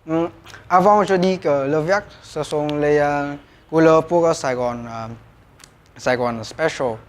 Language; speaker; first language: French; non-native, learner; Vietnamese